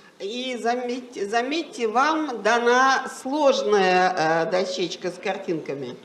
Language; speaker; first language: Russian; native; Russian